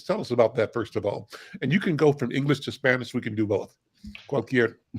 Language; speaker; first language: English; native; English